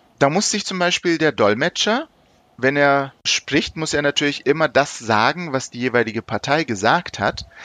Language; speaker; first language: German; early bilingual, other home language; Turkish